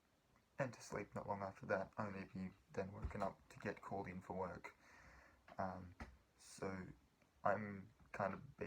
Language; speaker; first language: English; native; English